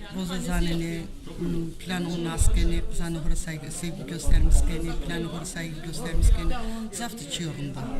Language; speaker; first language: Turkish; non-native, local second language; Zaza